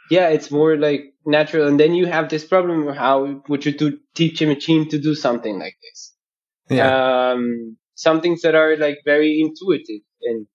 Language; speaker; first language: English; non-native, fluent; Spanish